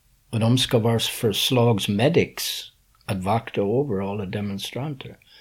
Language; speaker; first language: Swedish; non-native, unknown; English